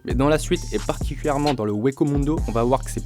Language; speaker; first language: French; native; French